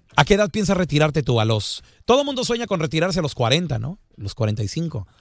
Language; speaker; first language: Spanish; native; Spanish